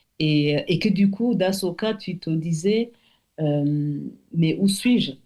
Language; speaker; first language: French; non-native, local second language; Kinyarwanda